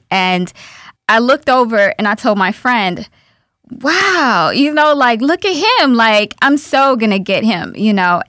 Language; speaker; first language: English; early bilingual, other home language; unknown